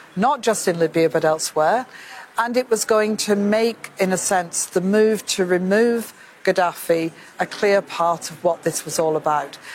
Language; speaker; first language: English; native; English